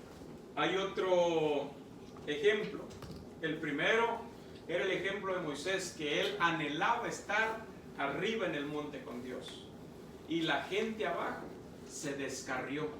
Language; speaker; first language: Spanish; native; Spanish